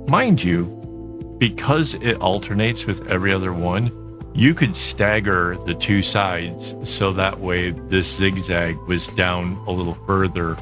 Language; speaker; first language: English; native; English